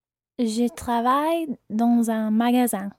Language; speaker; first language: French; non-native, learner; English